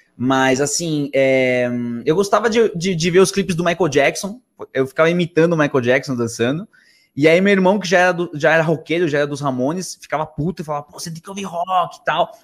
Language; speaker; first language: Portuguese; early bilingual, other home language; Spanish